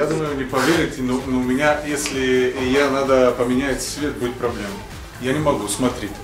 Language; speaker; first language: Russian; non-native, learner; Bulgarian